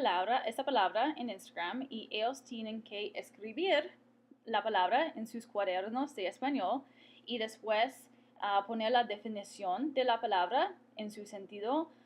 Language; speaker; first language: Spanish; non-native, fluent; English